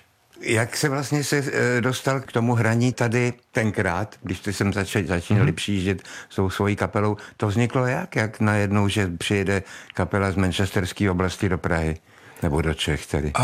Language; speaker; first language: Czech; native; Czech